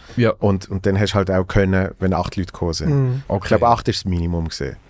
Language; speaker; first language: German; native; German